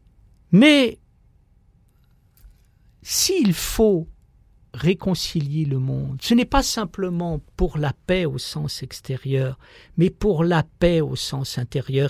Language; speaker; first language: French; native; French